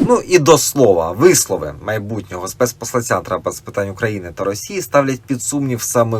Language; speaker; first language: Ukrainian; native; Ukrainian